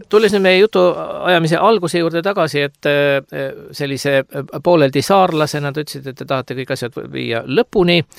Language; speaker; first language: Estonian; native; Estonian